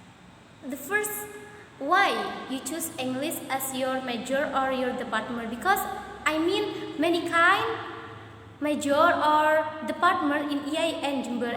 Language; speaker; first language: English; non-native, learner; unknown